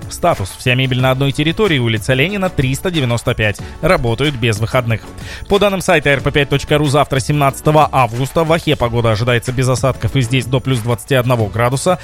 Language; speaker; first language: Russian; native; Russian